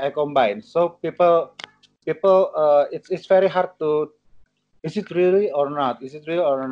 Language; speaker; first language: English; non-native, learner; Indonesian